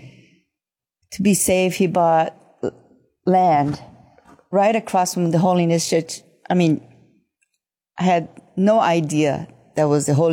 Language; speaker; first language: English; non-native, fluent; Japanese